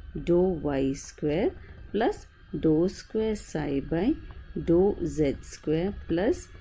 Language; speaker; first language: English; non-native, local second language; Malayalam